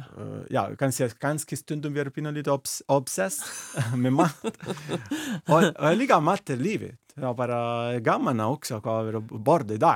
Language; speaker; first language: Icelandic; non-native, learner; Italian